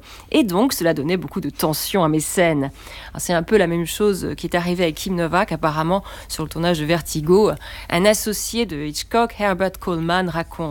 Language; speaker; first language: French; native; French